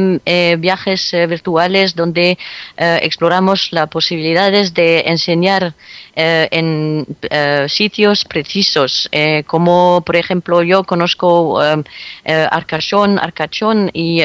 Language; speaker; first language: Spanish; non-native, fluent; French